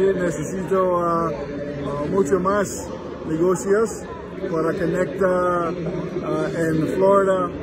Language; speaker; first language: Spanish; non-native, learner; English